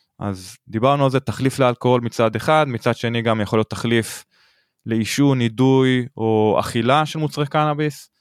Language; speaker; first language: Hebrew; native; Hebrew